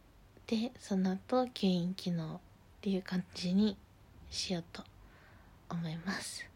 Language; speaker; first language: Japanese; native; Japanese